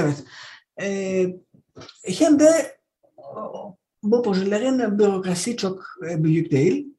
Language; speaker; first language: Turkish; non-native, learner; Greek